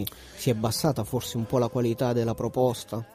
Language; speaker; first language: Italian; native; Italian